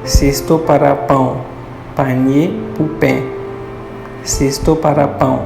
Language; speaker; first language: Portuguese; non-native, fluent; Haitian Creole